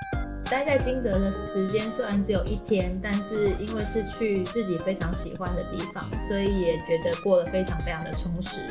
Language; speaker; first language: Chinese; native; Chinese